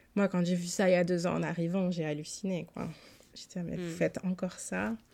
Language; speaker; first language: French; native; French